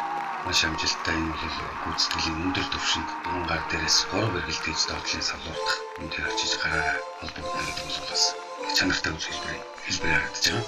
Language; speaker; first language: Mongolian; native; Mongolian